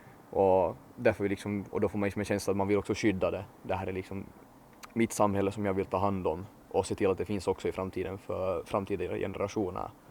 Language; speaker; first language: Swedish; native; Swedish